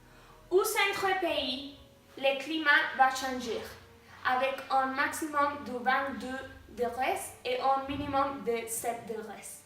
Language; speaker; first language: French; non-native, learner; Spanish